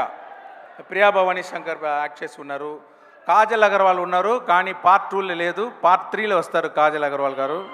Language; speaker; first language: Telugu; non-native, fluent; Tamil